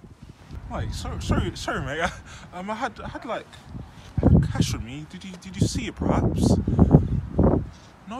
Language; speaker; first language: English; native; English